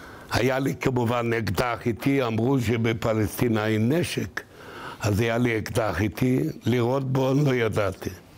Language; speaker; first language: Hebrew; non-native, fluent; Yiddish